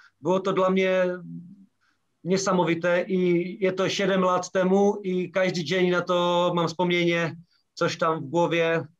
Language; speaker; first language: Polish; non-native, learner; Czech